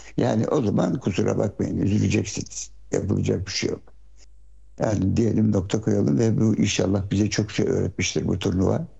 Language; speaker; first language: Turkish; early bilingual, heritage; Turkish